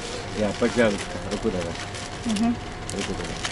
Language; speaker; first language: Russian; non-native, learner; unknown